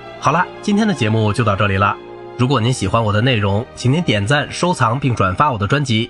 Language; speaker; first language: Chinese; native; Chinese